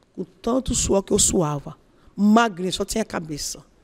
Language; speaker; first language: Portuguese; non-native, learner; Yoruba